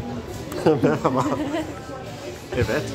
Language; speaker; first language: Turkish; non-native, learner; English